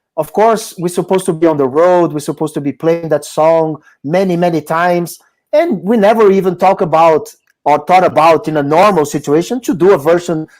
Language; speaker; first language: English; non-native, fluent; Portuguese